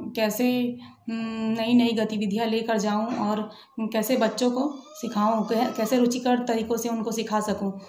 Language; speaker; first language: Hindi; native; Hindi